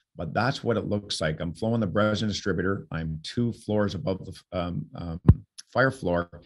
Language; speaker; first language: English; native; English